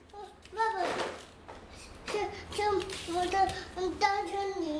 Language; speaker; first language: Chinese; early bilingual, heritage; Chinese